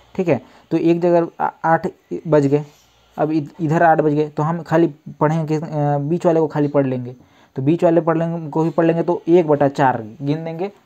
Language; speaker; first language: Hindi; native; Hindi